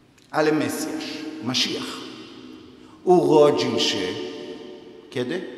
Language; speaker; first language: Polish; non-native, fluent; Hebrew